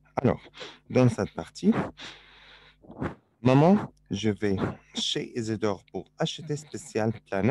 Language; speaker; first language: French; non-native, learner; Arabic